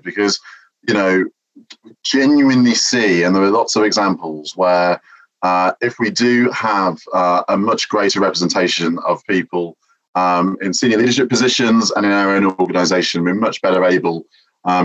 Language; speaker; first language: English; native; English